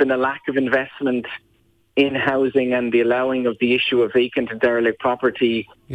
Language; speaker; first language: English; native; English